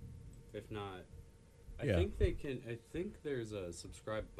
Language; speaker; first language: English; native; English